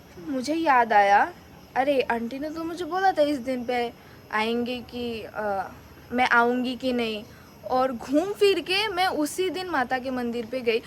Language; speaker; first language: Hindi; non-native, local second language; Bangla